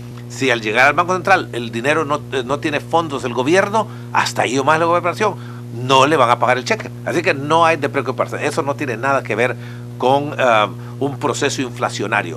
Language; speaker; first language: Spanish; native; Spanish